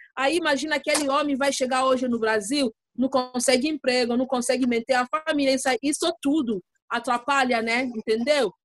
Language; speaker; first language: Portuguese; non-native, learner; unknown